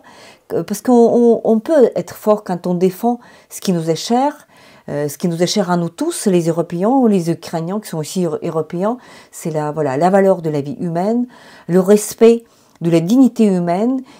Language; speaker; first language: French; non-native, fluent; Ukrainian